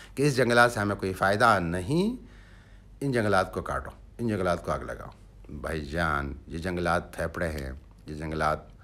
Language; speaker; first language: Urdu; non-native, local second language; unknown